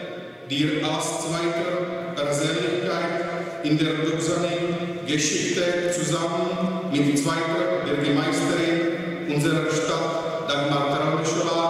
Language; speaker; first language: German; non-native, fluent; Czech